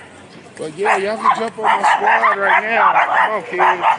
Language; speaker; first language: English; native; English